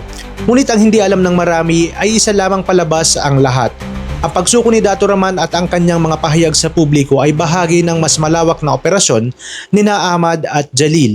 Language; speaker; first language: Filipino; native; Filipino